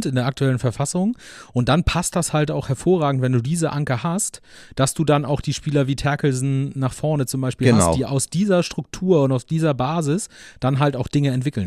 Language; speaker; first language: German; native; German